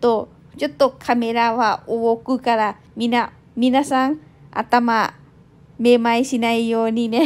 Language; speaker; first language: Japanese; non-native, learner; Thai